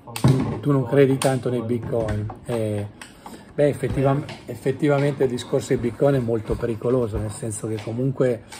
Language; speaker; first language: Italian; native; Italian